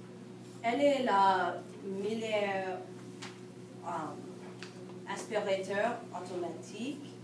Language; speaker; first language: French; non-native, learner; English